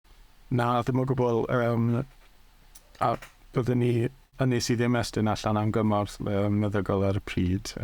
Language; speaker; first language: Welsh; native; Welsh